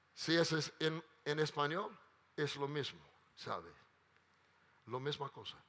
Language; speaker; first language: Spanish; non-native, learner; English